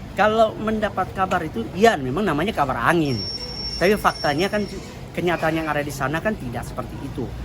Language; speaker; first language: Indonesian; non-native, local second language; Tetum